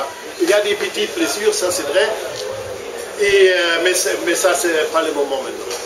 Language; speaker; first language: French; non-native, fluent; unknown